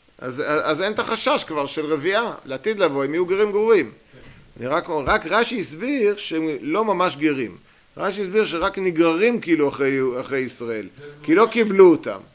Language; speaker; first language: Hebrew; native; Hebrew